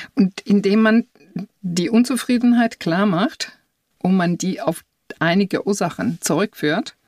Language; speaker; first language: German; non-native, fluent; Italian